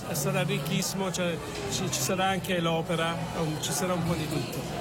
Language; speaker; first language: Italian; early bilingual, heritage; Italian